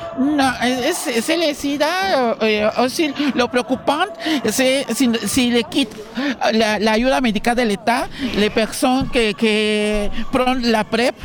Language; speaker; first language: French; non-native, learner; Spanish